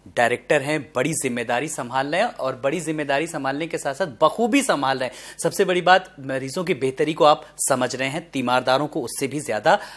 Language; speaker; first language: Hindi; native; Hindi